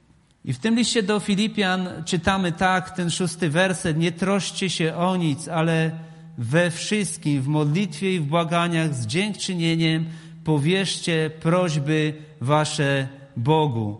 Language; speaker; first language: Polish; native; Polish